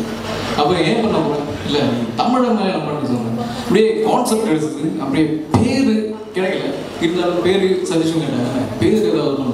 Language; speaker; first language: Tamil; non-native, local second language; Malayalam